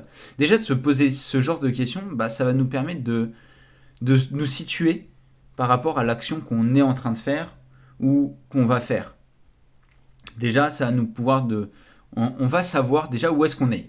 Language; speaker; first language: French; native; French